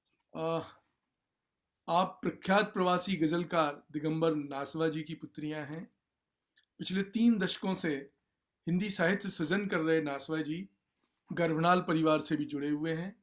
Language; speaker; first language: Hindi; native; Hindi